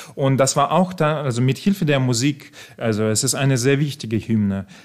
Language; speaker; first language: German; non-native, fluent; Russian